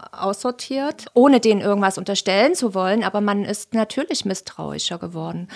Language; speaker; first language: German; native; German